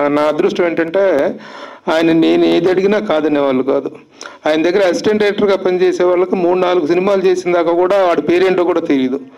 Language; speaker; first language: Telugu; native; Telugu